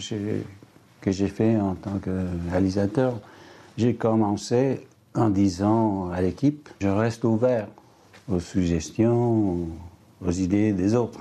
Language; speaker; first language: French; non-native, fluent; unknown